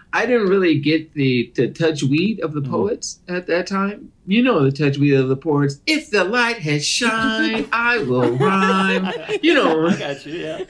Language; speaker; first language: English; native; English